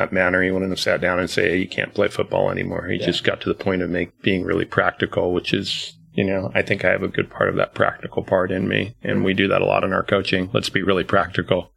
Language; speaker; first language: English; native; English